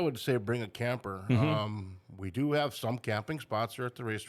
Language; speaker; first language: English; native; English